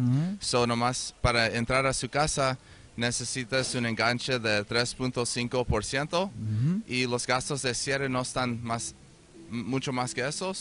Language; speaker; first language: Spanish; early bilingual, heritage; Spanish